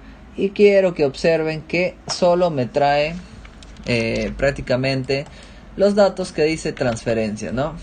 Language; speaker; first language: Spanish; native; Spanish